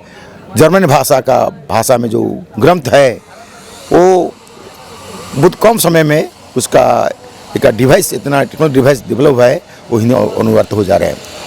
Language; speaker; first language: Hindi; non-native, local second language; Bangla